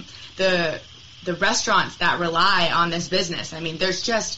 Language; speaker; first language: English; native; English